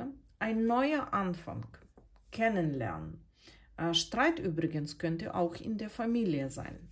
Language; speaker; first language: German; non-native, fluent; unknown